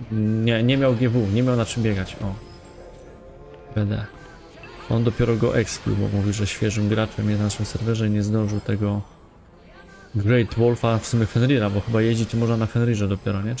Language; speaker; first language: Polish; native; Polish